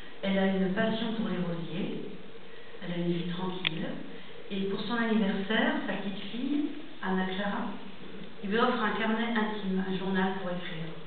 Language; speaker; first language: French; native; French